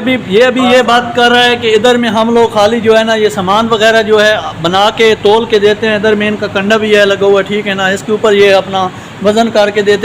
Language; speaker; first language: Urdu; non-native, local second language; Punjabi